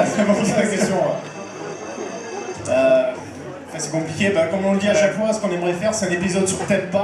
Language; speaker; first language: French; native; French